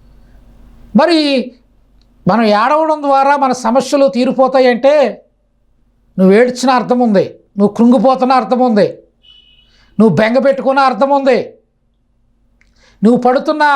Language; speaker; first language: Telugu; native; Telugu